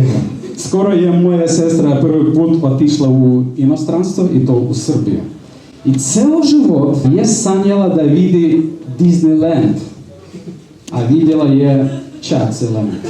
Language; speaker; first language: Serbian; non-native, fluent; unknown